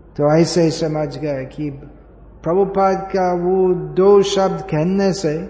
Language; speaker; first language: Hindi; non-native, fluent; English